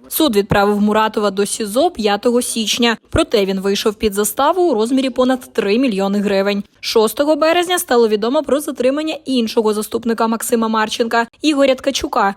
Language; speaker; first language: Ukrainian; native; Ukrainian